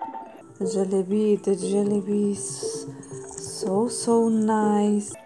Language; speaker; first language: English; non-native, fluent; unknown